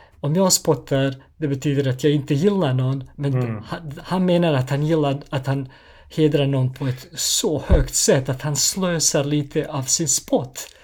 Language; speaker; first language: Swedish; non-native, fluent; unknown